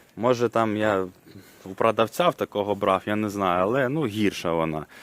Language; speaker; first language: Ukrainian; non-native, local second language; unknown